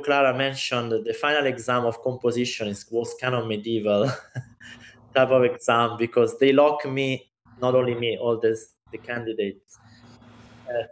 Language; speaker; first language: English; non-native, fluent; Italian